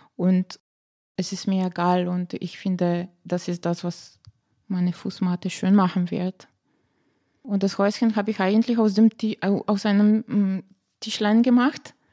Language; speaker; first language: German; non-native, fluent; Slovenian